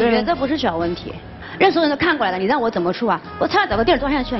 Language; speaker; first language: Chinese; native; Chinese